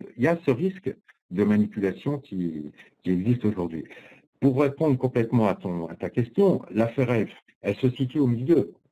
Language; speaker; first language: French; native; French